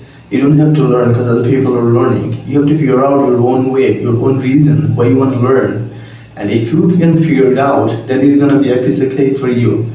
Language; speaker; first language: English; non-native, local second language; Bangla